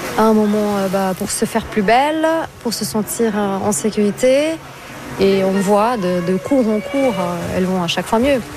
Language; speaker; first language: French; non-native, fluent; Portuguese